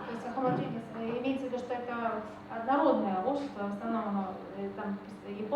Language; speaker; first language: Russian; native; Russian